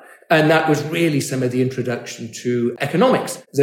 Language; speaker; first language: English; native; English